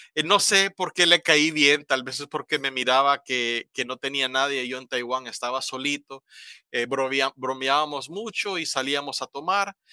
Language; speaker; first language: Spanish; native; Spanish